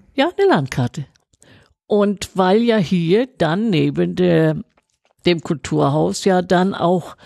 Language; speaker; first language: German; native; German